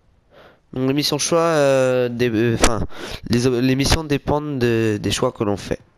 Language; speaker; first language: French; native; French